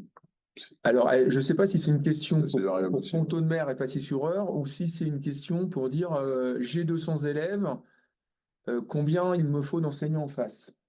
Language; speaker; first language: French; native; French